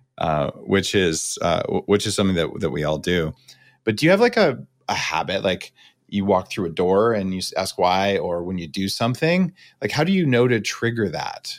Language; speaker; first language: English; native; English